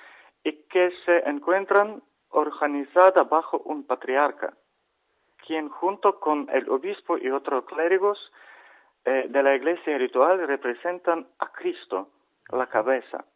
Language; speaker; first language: Spanish; non-native, learner; Ukrainian